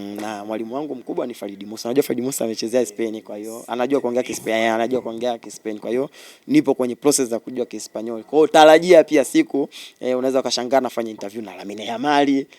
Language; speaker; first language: Swahili; native; Swahili